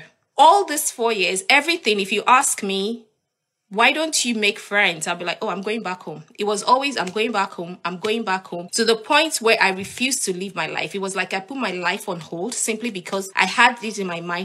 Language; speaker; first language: English; non-native, local second language; Yoruba